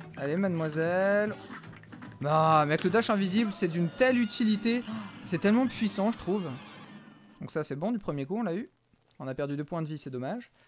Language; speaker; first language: French; native; French